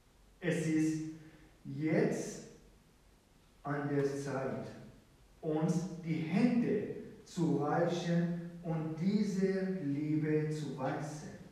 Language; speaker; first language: German; non-native, fluent; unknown